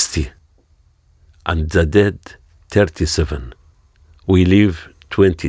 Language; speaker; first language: English; non-native, learner; Arabic